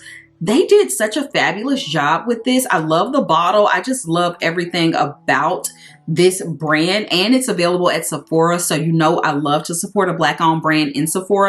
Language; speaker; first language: English; native; English